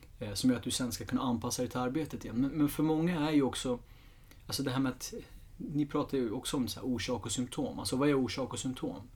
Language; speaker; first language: Swedish; early bilingual, other home language; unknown